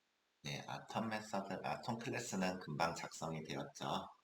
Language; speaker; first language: Korean; native; Korean